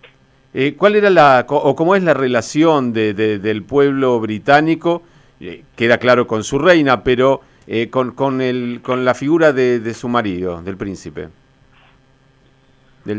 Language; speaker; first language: Spanish; native; Spanish